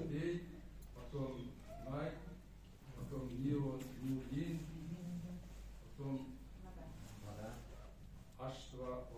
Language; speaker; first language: Russian; non-native, local second language; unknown